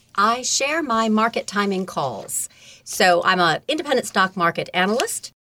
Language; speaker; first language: English; native; English